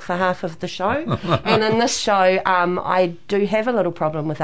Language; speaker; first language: English; native; English